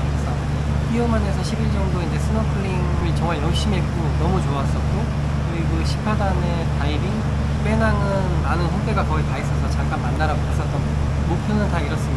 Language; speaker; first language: Korean; native; Korean